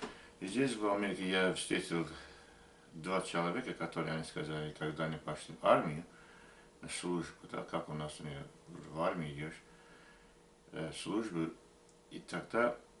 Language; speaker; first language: Russian; non-native, learner; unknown